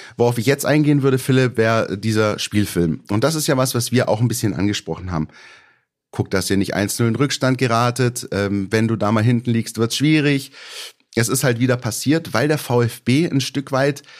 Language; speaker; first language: German; native; German